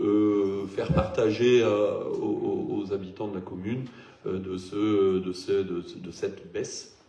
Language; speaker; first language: French; native; French